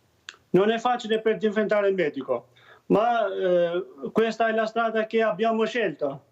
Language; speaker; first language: Italian; non-native, learner; Albanian